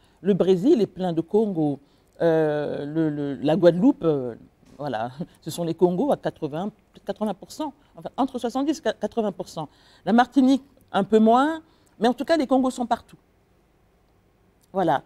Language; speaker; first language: French; non-native, local second language; Kongo